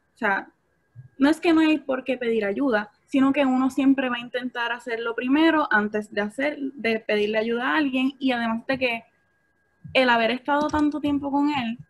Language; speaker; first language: Spanish; native; Spanish